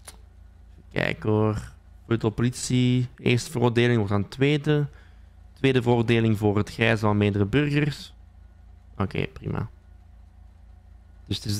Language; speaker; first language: Dutch; native; Dutch